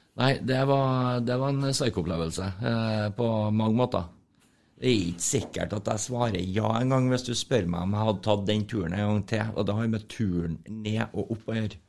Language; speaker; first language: Norwegian; native; Norwegian